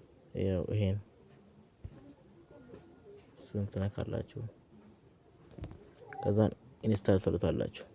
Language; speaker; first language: Amharic; native; Amharic